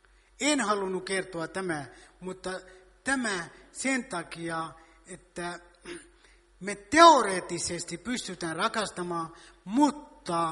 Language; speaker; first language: Finnish; non-native, fluent; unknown